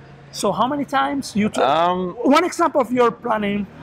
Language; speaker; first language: English; non-native, learner; Italian